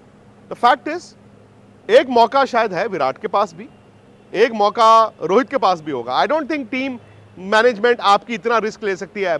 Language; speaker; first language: Hindi; native; Hindi